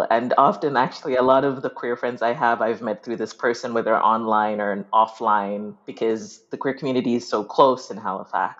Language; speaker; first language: English; non-native, local second language; Ganda